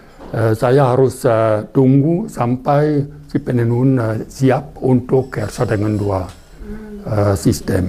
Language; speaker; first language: Indonesian; non-native, fluent; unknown